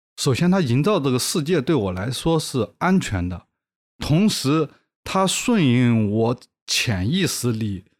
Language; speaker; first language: Chinese; native; Chinese